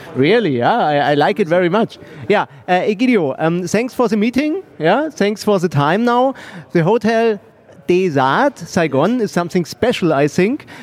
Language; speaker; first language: English; non-native, learner; German